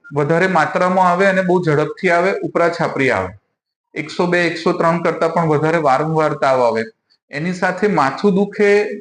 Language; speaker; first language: Gujarati; native; Gujarati